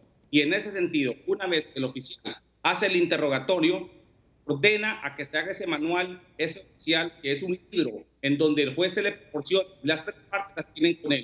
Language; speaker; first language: Spanish; native; Spanish